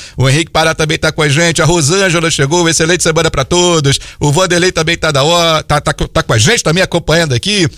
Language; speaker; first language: Portuguese; native; Portuguese